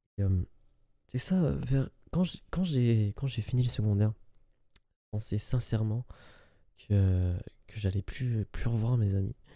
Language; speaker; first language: French; early bilingual, other home language; Arabic